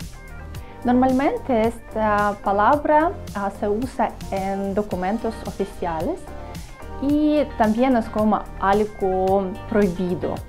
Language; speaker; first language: Spanish; non-native, learner; Russian